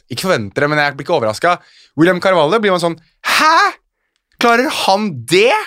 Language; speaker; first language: Norwegian; native; Norwegian